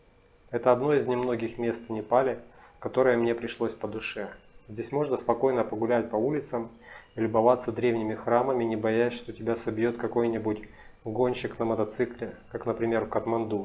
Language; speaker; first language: Russian; native; Russian